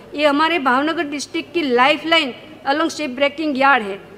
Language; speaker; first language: Hindi; non-native, local second language; Gujarati